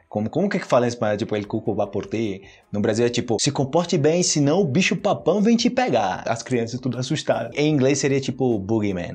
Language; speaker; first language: Portuguese; native; Portuguese